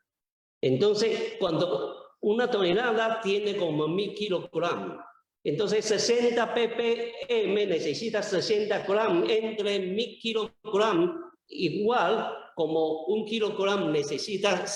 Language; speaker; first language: Spanish; non-native, learner; Chinese